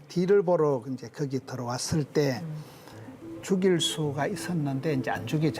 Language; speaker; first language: Korean; native; Korean